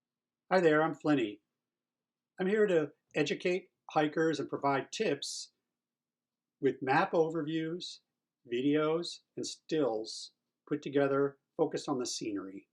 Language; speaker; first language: English; native; English